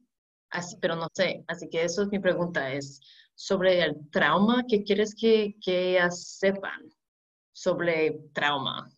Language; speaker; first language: Spanish; non-native, fluent; English